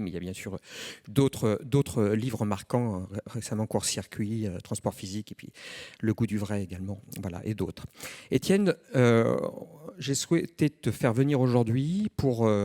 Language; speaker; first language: French; native; French